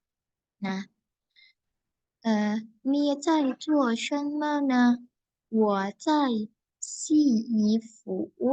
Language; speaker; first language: Chinese; non-native, fluent; Indonesian